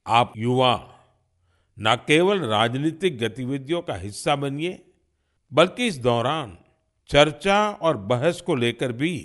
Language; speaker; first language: Hindi; non-native, local second language; Gujarati